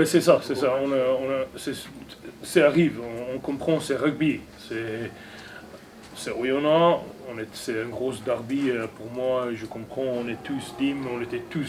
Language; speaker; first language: French; non-native, learner; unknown